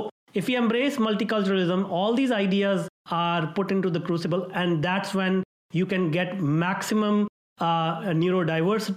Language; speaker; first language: English; non-native, local second language; Hindi